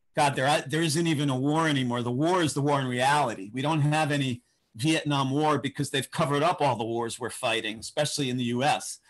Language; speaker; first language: English; native; English